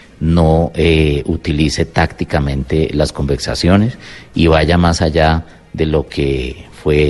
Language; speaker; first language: Spanish; native; Spanish